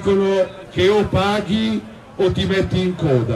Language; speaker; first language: Italian; native; Italian